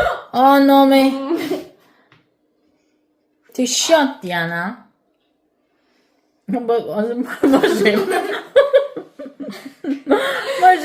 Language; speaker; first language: French; non-native, learner; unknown